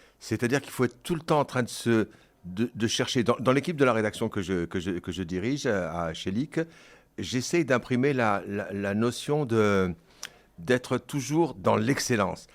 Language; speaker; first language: French; early bilingual, other home language; Kabyle